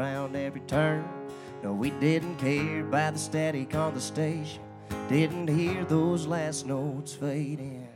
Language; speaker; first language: English; native; English